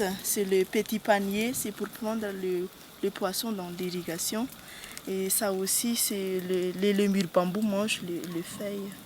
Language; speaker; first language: French; non-native, local second language; Malagasy